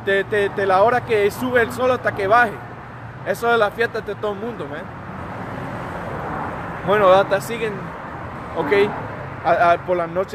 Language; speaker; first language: Spanish; early bilingual, heritage; Spanish